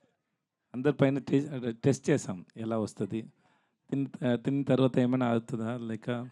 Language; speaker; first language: Telugu; non-native, learner; Tamil